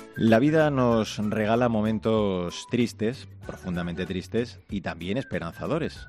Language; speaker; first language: Spanish; native; Spanish